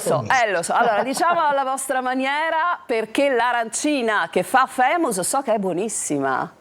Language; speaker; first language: Italian; native; Italian